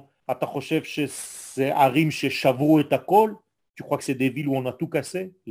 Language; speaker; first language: Hebrew; non-native, fluent; French